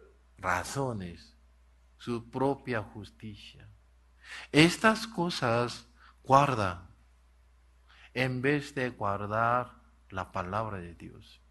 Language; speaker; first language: Spanish; non-native, learner; Korean